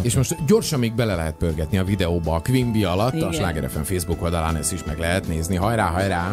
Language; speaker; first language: Hungarian; native; Hungarian